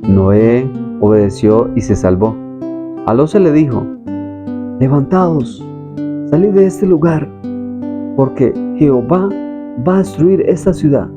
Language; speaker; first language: Spanish; native; Spanish